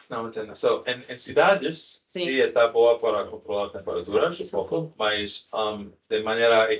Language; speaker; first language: Portuguese; non-native, learner; Spanish